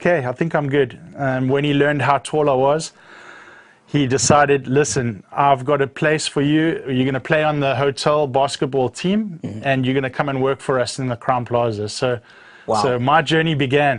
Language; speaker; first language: English; native; English